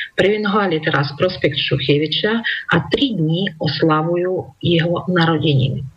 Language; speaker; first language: Slovak; non-native, fluent; Russian